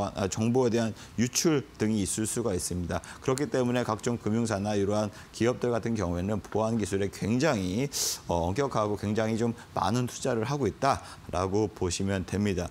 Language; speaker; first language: Korean; native; Korean